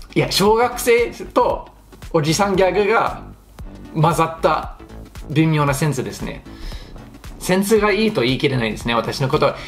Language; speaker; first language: Japanese; non-native, fluent; English